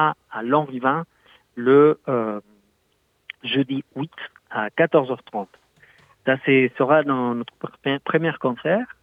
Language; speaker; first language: French; non-native, fluent; Spanish